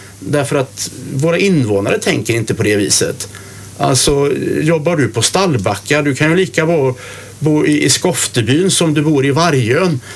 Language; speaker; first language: Swedish; native; Swedish